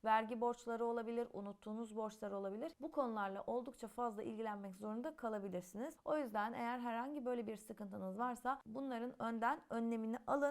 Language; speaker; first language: Turkish; native; Turkish